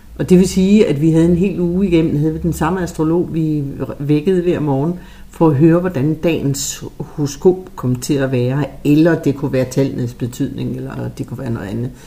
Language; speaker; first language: Danish; native; Danish